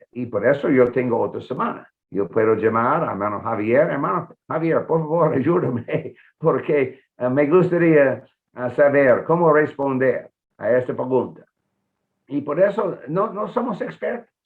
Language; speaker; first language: Spanish; non-native, fluent; English